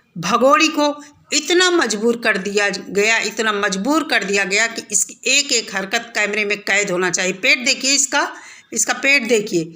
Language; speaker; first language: Hindi; native; Hindi